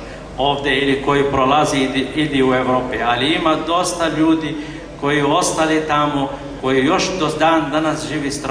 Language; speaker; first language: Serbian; non-native, fluent; Arabic